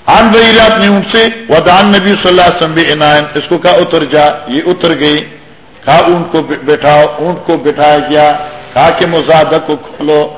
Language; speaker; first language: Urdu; non-native, local second language; Northern Hindko